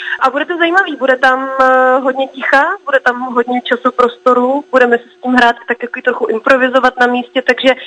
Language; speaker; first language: Czech; native; Czech